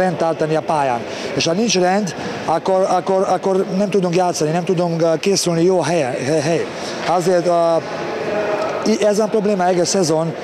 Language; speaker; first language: Hungarian; non-native, learner; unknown